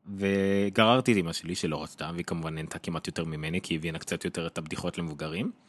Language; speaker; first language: Hebrew; native; Hebrew